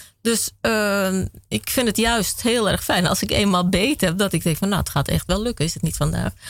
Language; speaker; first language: Dutch; early bilingual, other home language; Kurdish